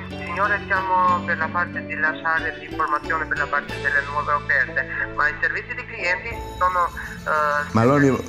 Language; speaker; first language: Italian; non-native, local second language; Albanian